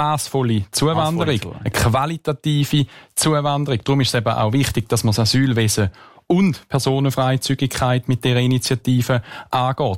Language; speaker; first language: German; native; German